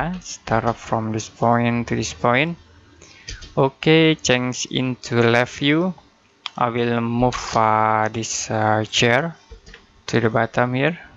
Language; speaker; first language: English; non-native, learner; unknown